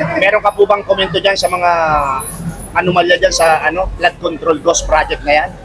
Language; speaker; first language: Filipino; native; Filipino